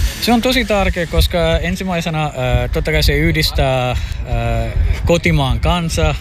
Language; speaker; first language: Finnish; non-native, fluent; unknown